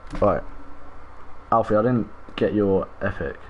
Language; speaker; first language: English; native; English